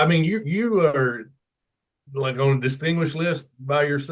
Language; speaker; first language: English; native; English